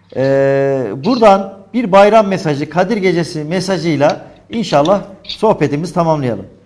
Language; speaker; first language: Turkish; native; Turkish